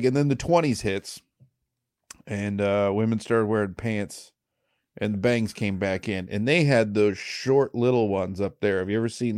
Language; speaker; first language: English; native; English